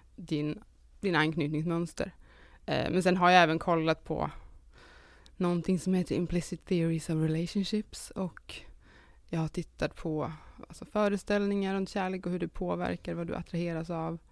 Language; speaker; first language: Swedish; native; Swedish